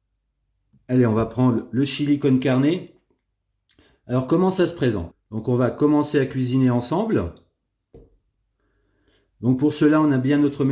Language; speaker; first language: French; native; French